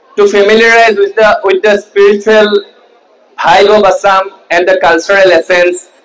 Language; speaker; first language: English; non-native, local second language; Assamese